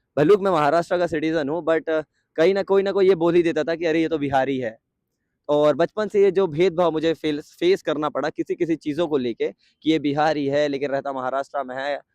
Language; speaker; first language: Hindi; native; Hindi